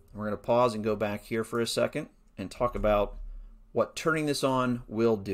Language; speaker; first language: English; native; English